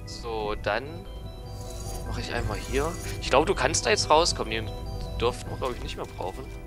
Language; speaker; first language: German; native; German